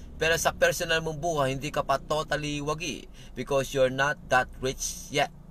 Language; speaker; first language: English; non-native, local second language; Filipino